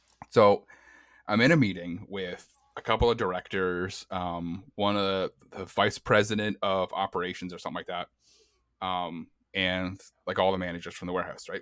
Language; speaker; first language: English; native; English